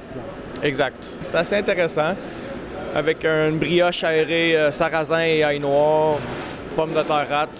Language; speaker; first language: French; native; French